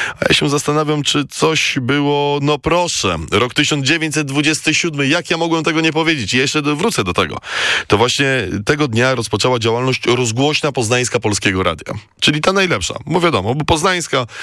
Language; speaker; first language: Polish; native; Polish